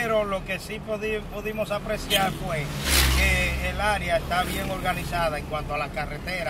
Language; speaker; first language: Spanish; native; Spanish